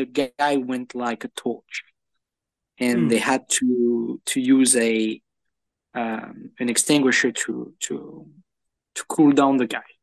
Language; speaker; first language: English; non-native, fluent; French